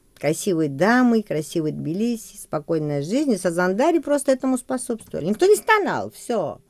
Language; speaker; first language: Russian; non-native, local second language; Georgian